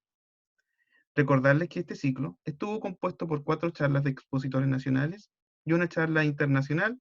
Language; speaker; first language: Spanish; native; Spanish